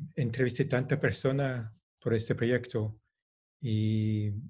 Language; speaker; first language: Spanish; non-native, fluent; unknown